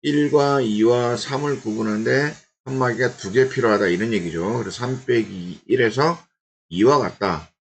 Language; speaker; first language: Korean; native; Korean